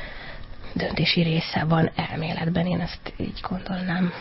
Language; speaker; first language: Hungarian; native; Hungarian